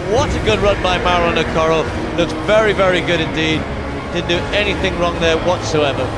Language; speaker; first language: English; native; English